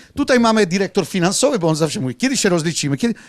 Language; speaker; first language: Polish; non-native, fluent; Italian